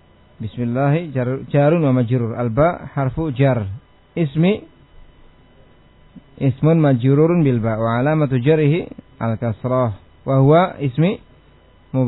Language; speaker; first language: Arabic; non-native, fluent; Indonesian